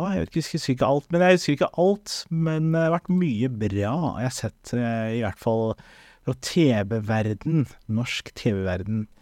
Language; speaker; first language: Norwegian; early bilingual, other home language; Somali